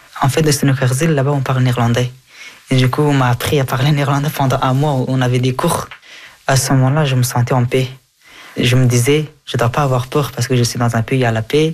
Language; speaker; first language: French; non-native, fluent; Persian